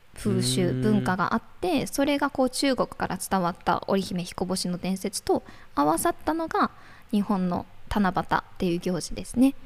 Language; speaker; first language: Japanese; native; Japanese